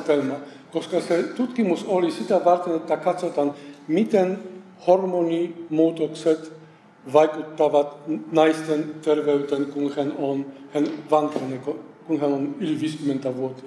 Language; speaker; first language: Finnish; non-native, fluent; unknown